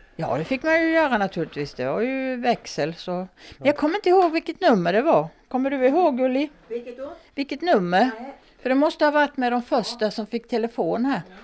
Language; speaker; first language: Swedish; native; Swedish